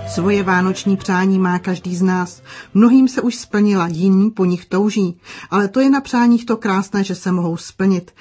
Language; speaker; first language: Czech; native; Czech